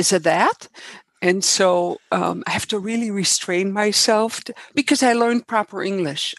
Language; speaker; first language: English; non-native, fluent; Dutch